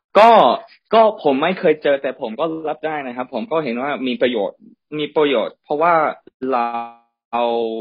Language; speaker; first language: Thai; early bilingual, heritage; Thai